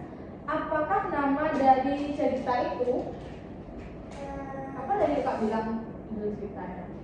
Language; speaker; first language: Indonesian; native; Indonesian